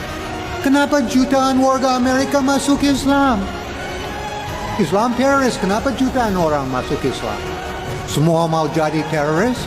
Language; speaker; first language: Indonesian; non-native, fluent; English